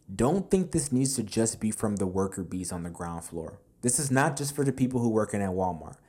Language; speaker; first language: English; native; English